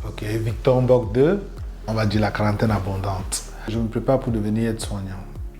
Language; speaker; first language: French; native; French